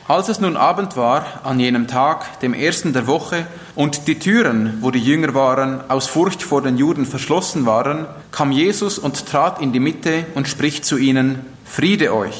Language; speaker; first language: German; native; German